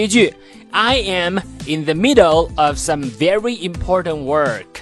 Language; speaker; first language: English; non-native, fluent; Chinese